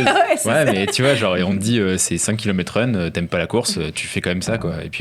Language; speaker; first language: French; native; French